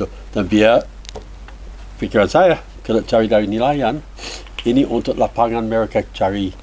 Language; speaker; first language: Indonesian; non-native, learner; English